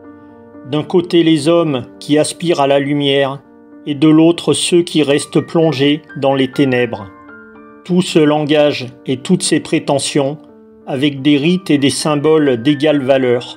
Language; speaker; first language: French; native; French